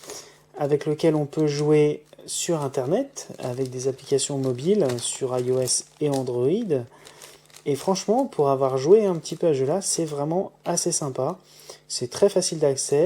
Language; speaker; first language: French; native; French